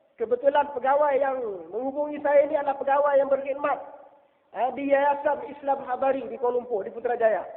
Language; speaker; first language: Malay; native; Malay